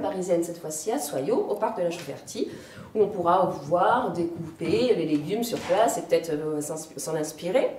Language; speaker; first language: French; native; French